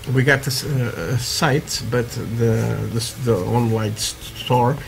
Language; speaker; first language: English; non-native, learner; Portuguese